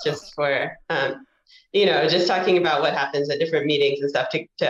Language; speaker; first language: English; native; English